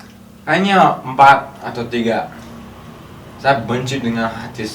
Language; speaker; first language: Indonesian; non-native, learner; English